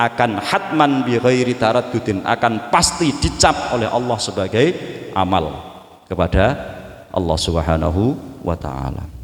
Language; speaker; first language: Indonesian; non-native, local second language; Javanese